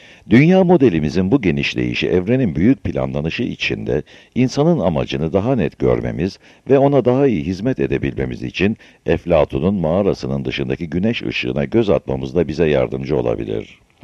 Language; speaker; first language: Turkish; native; Turkish